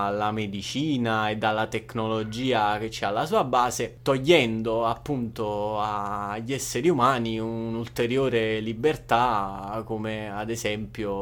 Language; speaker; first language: Italian; native; Italian